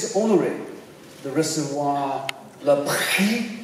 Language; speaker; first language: French; non-native, learner; English